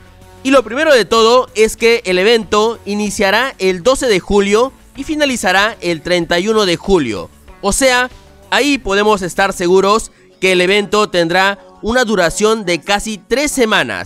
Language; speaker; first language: Spanish; native; Spanish